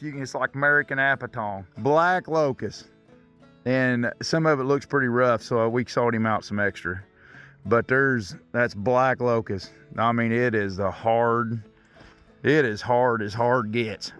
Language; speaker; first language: English; native; English